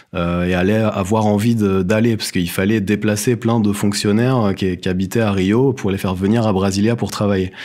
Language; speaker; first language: French; native; French